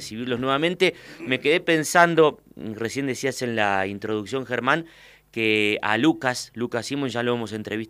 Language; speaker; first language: Spanish; native; Spanish